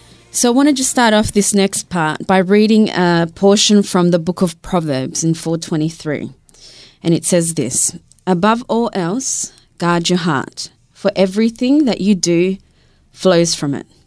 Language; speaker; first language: English; early bilingual, other home language; Spanish